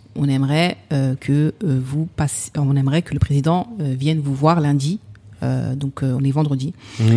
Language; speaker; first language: French; native; French